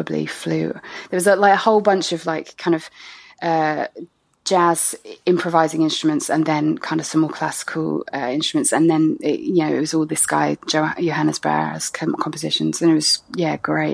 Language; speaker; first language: English; native; English